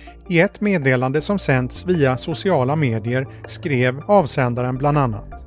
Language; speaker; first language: Swedish; native; Swedish